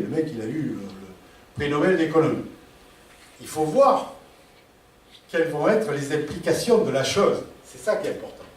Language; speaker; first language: French; native; French